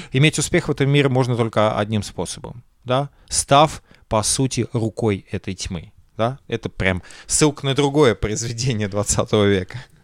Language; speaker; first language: Russian; native; Russian